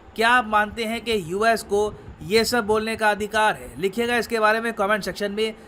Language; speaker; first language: Hindi; native; Hindi